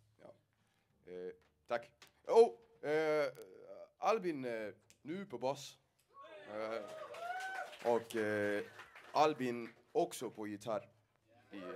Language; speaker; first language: Swedish; non-native, fluent; English